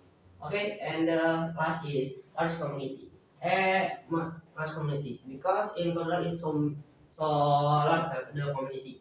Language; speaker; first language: English; non-native, learner; Indonesian